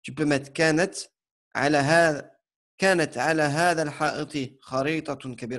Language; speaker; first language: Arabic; non-native, learner; French